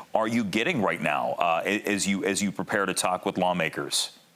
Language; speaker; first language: English; native; English